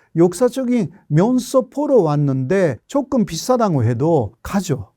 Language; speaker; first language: Korean; non-native, fluent; Japanese